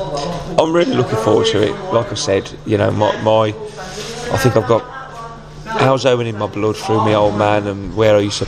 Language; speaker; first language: English; native; English